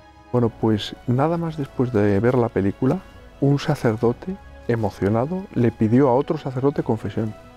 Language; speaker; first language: Spanish; native; Spanish